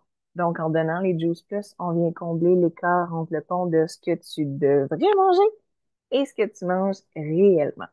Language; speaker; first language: French; native; French